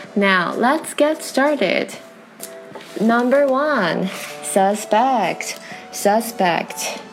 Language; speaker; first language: English; non-native, fluent; Chinese